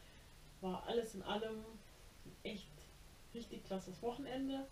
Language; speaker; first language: German; native; German